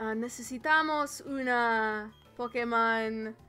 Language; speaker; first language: Spanish; non-native, learner; English